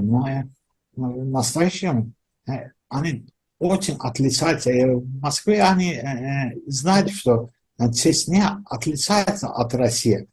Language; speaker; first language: Russian; non-native, fluent; Azerbaijani